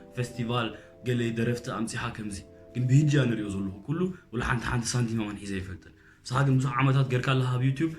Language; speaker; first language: Tigrinya; native; Tigrinya